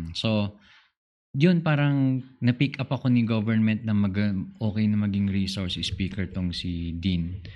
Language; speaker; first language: Filipino; non-native, local second language; Iloko